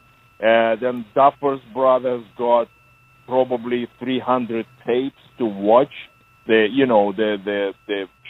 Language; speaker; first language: English; non-native, fluent; Ukrainian